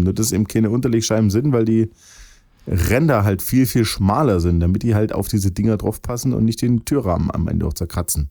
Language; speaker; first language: German; native; German